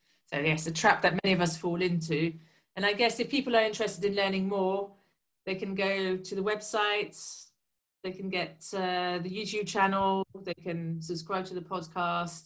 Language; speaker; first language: English; native; English